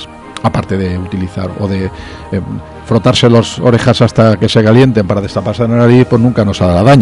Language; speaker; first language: Spanish; native; Spanish